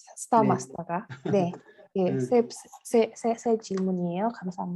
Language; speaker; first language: Korean; non-native, fluent; Indonesian